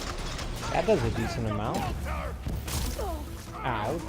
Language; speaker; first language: English; native; English